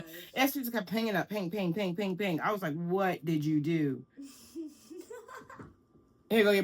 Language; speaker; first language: English; native; English